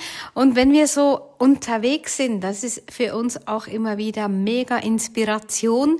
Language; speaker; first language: German; native; German